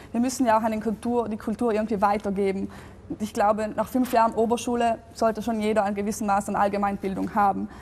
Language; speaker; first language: German; native; German